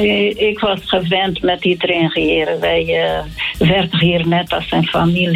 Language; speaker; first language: Dutch; non-native, fluent; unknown